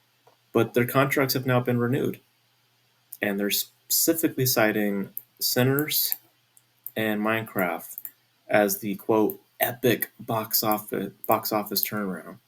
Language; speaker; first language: English; native; English